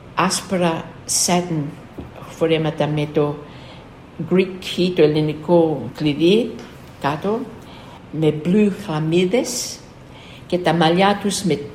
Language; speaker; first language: Greek; early bilingual, heritage; Greek